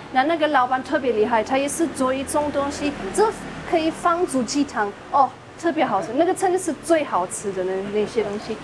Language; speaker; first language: Chinese; non-native, fluent; German